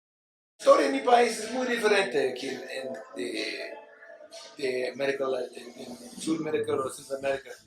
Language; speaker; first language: Spanish; non-native, learner; English